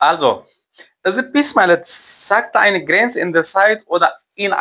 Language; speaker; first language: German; non-native, fluent; Tigrinya